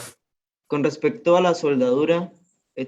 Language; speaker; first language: Spanish; native; Spanish